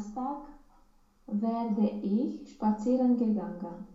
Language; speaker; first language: German; non-native, learner; Romanian